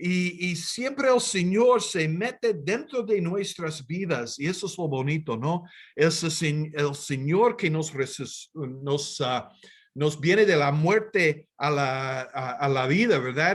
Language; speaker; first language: Spanish; non-native, fluent; English